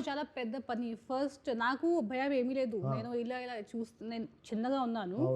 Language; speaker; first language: Telugu; non-native, fluent; Hindi